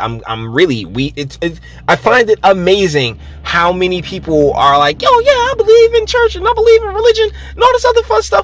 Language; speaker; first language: English; native; English